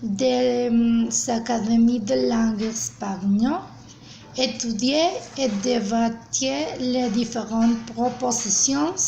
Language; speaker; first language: French; non-native, learner; Spanish